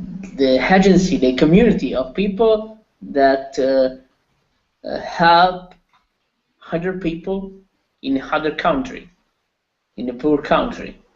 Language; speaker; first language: English; non-native, learner; Italian